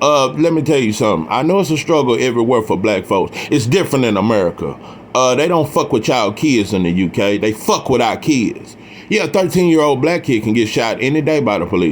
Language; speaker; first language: English; native; English